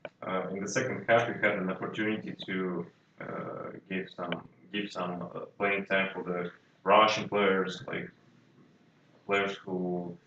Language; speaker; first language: English; non-native, fluent; Russian